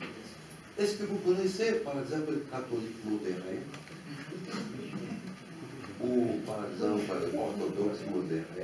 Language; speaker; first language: French; non-native, fluent; Russian